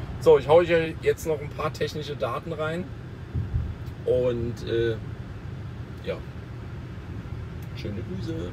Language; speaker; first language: German; native; German